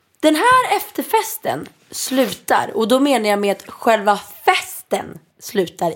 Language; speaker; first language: Swedish; native; Swedish